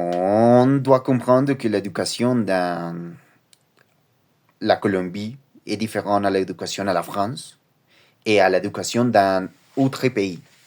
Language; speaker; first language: French; non-native, learner; Spanish